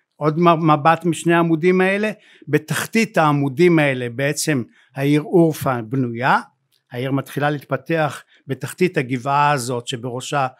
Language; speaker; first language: Hebrew; native; Hebrew